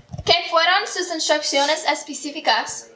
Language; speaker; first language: Spanish; non-native, learner; English